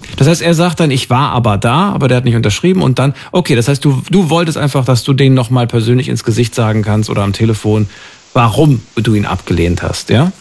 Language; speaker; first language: German; native; German